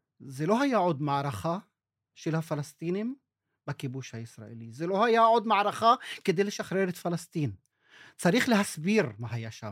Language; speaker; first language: Hebrew; non-native, local second language; Arabic